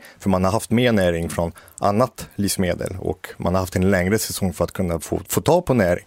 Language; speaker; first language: Swedish; native; Swedish